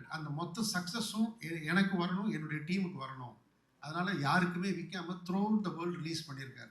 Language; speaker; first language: Tamil; native; Tamil